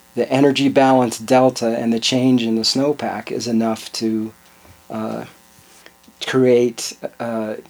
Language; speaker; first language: English; native; English